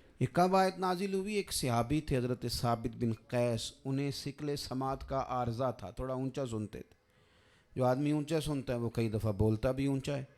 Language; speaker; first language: Urdu; non-native, local second language; Punjabi